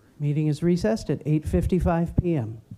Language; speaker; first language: English; native; English